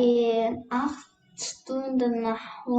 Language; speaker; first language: German; non-native, learner; Indonesian